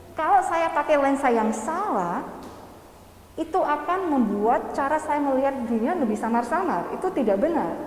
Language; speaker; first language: Indonesian; non-native, fluent; English